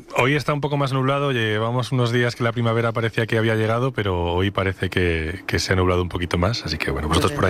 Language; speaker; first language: Spanish; native; Spanish